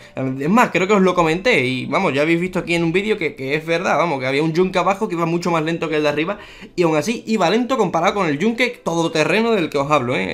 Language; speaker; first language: Spanish; native; Spanish